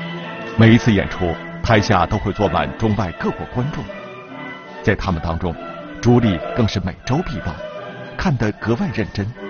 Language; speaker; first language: Chinese; native; Chinese